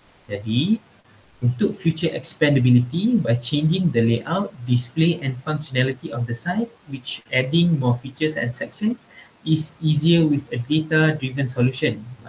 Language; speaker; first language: English; non-native, local second language; Malay